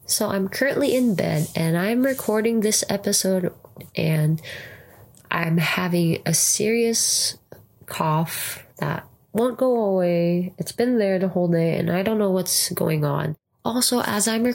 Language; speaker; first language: English; non-native, local second language; Filipino